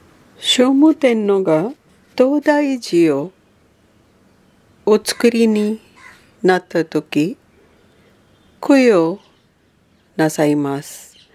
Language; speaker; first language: Japanese; non-native, fluent; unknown